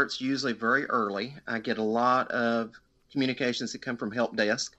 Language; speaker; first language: English; native; English